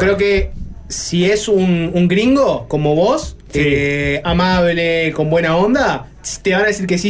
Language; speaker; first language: Spanish; native; Spanish